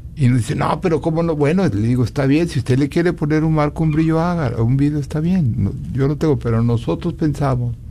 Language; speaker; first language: Spanish; native; Spanish